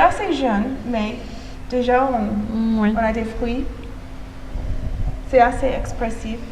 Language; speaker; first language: French; non-native, fluent; English